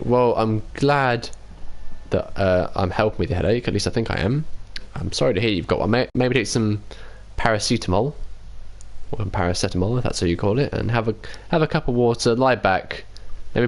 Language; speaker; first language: English; native; English